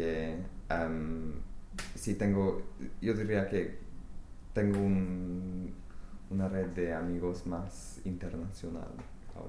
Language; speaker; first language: Spanish; non-native, fluent; English